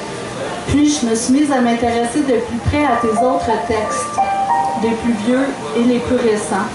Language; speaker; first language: French; native; French